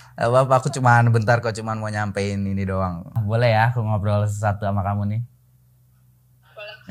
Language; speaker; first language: Indonesian; native; Indonesian